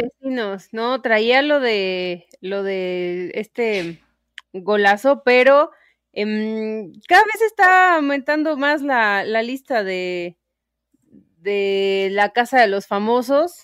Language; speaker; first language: Spanish; native; Spanish